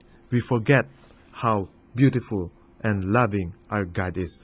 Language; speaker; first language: English; non-native, fluent; Chinese